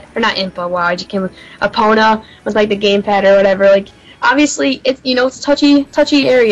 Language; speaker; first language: English; native; English